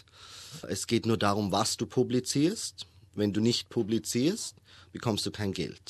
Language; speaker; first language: German; native; German